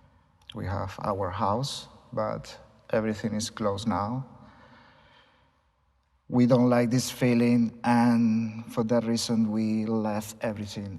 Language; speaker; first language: English; non-native, learner; Spanish